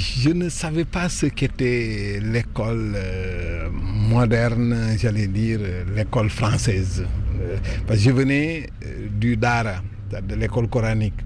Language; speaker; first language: French; native; French